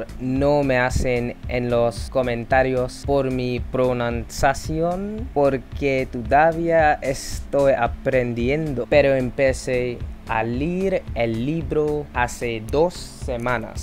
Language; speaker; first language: Spanish; non-native, learner; English